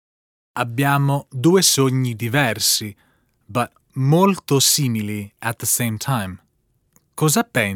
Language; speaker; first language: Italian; non-native, learner; English